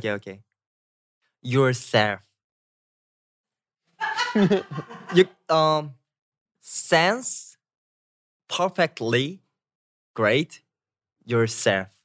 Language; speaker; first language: English; non-native, learner; Korean